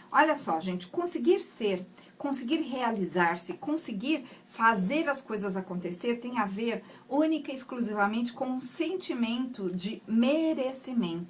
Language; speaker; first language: Portuguese; native; Portuguese